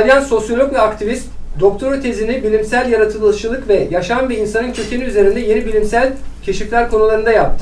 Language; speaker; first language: Turkish; native; Turkish